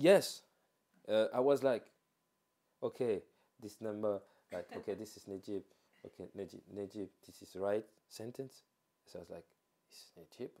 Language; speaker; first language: English; non-native, fluent; French